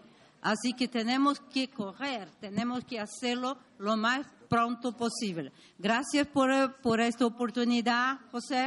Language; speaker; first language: Spanish; non-native, learner; Portuguese